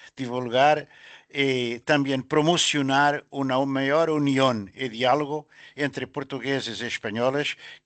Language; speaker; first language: Spanish; non-native, learner; Portuguese